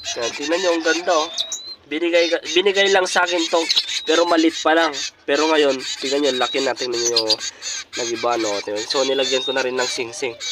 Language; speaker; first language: Filipino; native; Filipino